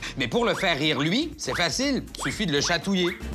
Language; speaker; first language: French; native; French